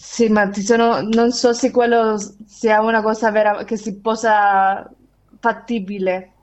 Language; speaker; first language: Italian; non-native, fluent; Spanish